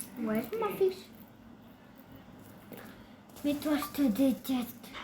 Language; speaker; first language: French; native; French